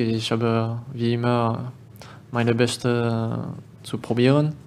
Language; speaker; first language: German; non-native, learner; French